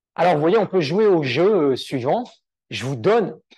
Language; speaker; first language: French; native; French